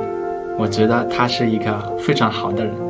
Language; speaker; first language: Chinese; non-native, fluent; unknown